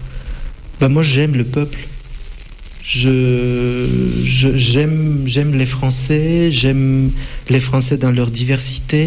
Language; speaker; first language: French; non-native, fluent; Russian